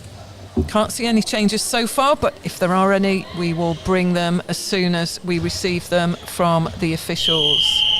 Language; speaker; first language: English; native; English